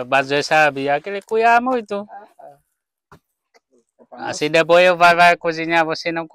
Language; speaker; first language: Portuguese; non-native, learner; Vietnamese